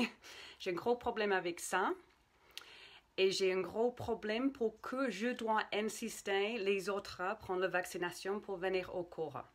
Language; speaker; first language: French; non-native, fluent; English